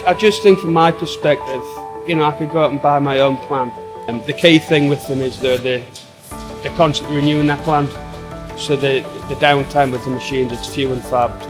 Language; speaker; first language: English; native; English